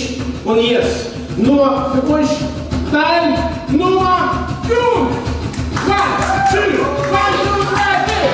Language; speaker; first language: German; non-native, fluent; Russian